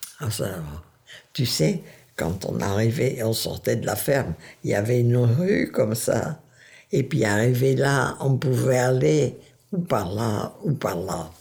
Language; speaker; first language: French; non-native, local second language; Dutch